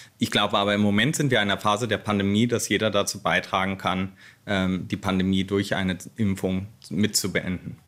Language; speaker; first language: German; native; German